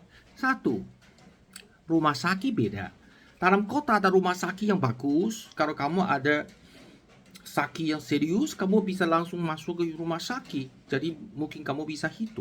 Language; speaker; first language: Indonesian; non-native, learner; Chinese